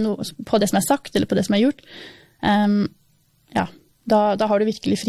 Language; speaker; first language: Norwegian; native; Norwegian